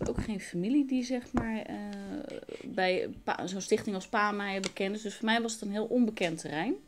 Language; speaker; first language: Dutch; native; Dutch